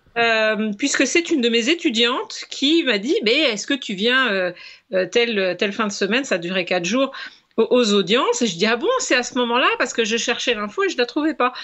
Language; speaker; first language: French; native; French